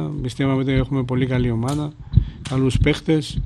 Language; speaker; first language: Greek; non-native, fluent; Georgian